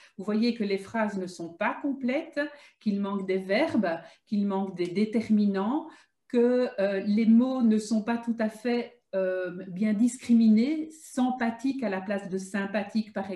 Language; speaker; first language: French; native; French